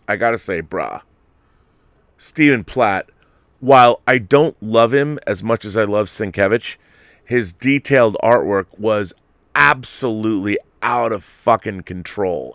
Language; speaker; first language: English; native; English